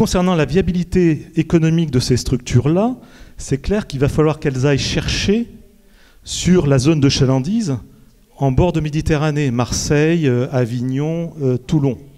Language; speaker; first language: French; native; French